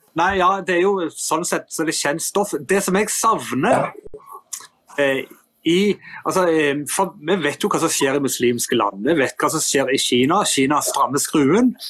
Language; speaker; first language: Norwegian; native; Norwegian